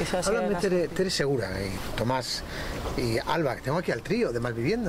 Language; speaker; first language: Spanish; native; Spanish